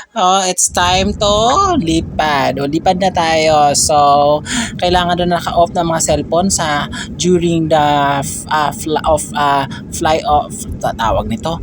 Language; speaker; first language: Filipino; non-native, local second language; Cebuano